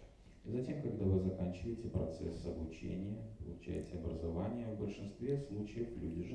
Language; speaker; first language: Russian; native; Russian